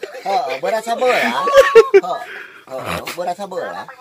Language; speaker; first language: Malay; non-native, local second language; Sundanese